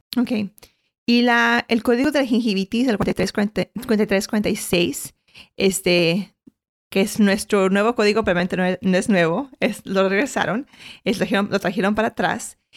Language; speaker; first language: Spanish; early bilingual, heritage; Spanish